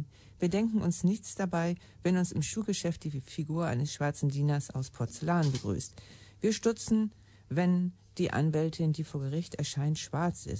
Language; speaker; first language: German; native; German